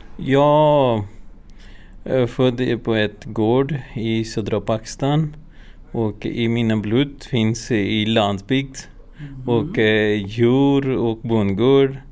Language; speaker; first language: Swedish; non-native, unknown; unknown